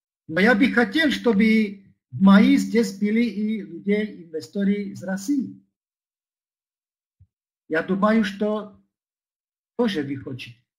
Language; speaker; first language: Russian; non-native, fluent; Czech